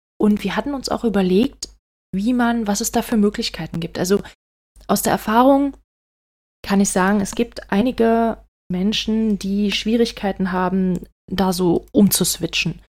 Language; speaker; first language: German; native; German